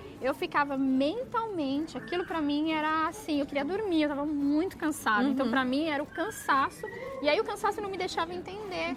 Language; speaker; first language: Portuguese; early bilingual, other home language; Spanish